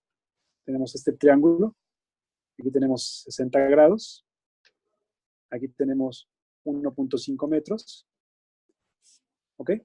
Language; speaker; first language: Spanish; native; Spanish